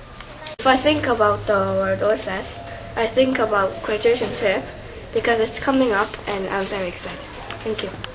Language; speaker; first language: English; non-native, learner; Korean